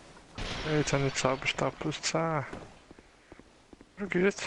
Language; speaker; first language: German; native; German